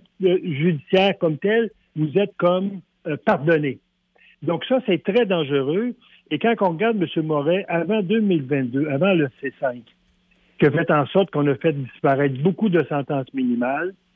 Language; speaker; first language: French; native; French